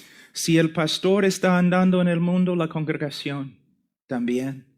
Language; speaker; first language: Spanish; non-native, fluent; English